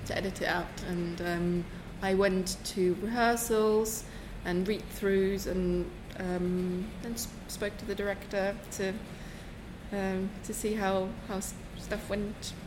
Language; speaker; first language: English; non-native, fluent; German